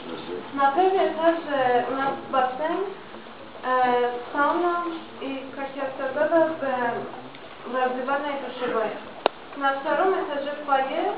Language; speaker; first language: Russian; non-native, learner; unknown